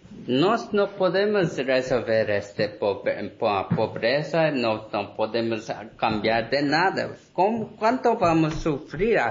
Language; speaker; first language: Spanish; non-native, learner; Korean